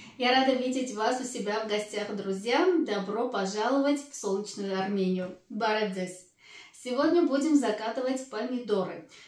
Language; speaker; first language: Russian; non-native, local second language; Armenian